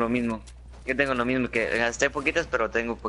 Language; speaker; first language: Spanish; early bilingual, heritage; Spanish